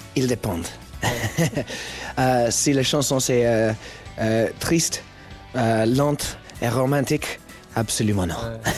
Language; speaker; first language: French; non-native, learner; English